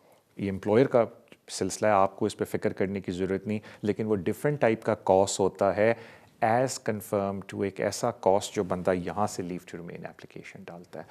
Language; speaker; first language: Urdu; native; Urdu